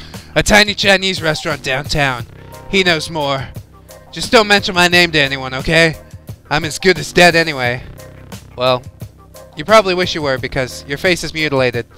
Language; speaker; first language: English; native; English